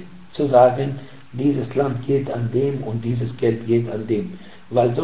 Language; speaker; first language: German; non-native, fluent; Arabic